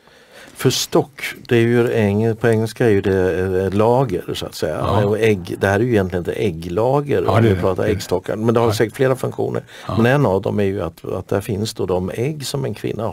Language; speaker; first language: Swedish; native; Swedish